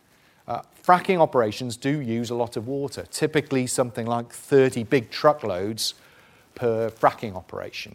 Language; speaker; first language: English; native; English